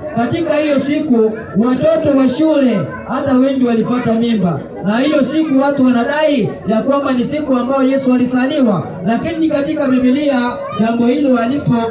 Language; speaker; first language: Swahili; non-native, local second language; Gusii